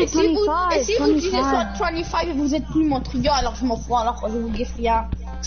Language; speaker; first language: French; non-native, local second language; English